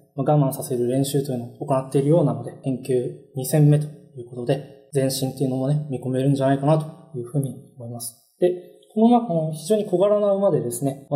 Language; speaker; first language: Japanese; native; Japanese